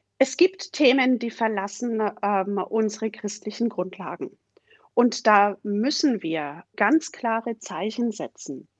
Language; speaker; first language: German; native; German